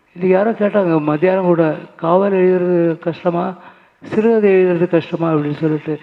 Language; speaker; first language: Tamil; native; Tamil